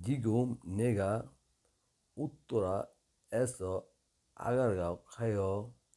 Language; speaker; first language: Korean; non-native, learner; Bangla